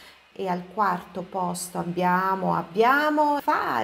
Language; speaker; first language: Italian; non-native, fluent; Portuguese